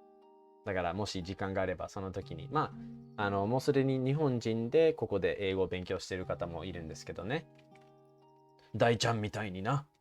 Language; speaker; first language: Japanese; non-native, fluent; English